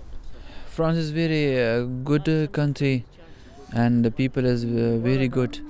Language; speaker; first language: English; non-native, learner; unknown